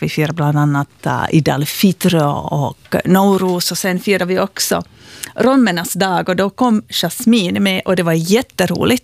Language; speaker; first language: Swedish; native; Swedish